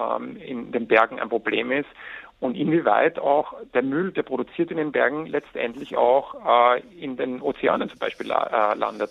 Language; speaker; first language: German; native; German